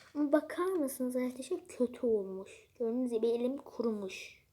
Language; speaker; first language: Turkish; non-native, fluent; Persian